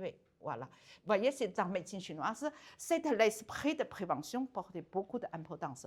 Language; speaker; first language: French; non-native, learner; Chinese